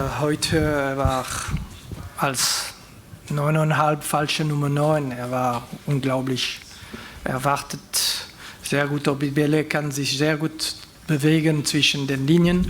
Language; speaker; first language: German; non-native, fluent; Dutch